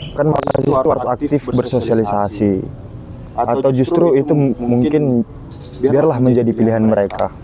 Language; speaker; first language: Indonesian; native; Indonesian